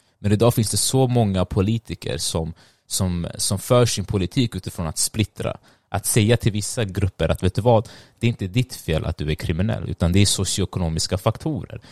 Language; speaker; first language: Swedish; early bilingual, other home language; Tigrinya